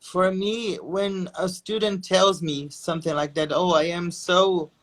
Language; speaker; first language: English; non-native, fluent; Portuguese